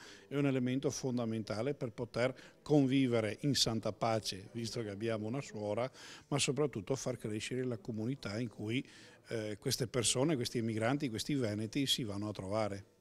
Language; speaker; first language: Italian; native; Italian